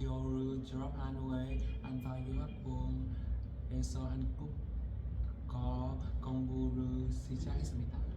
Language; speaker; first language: Korean; non-native, learner; Vietnamese